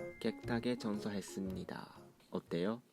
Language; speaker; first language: Korean; non-native, fluent; Japanese